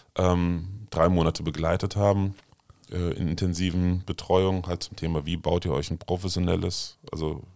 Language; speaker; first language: German; native; German